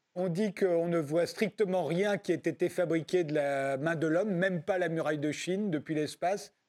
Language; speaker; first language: French; native; French